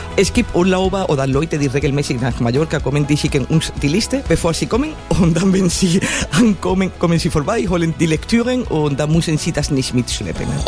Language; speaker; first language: German; non-native, fluent; Spanish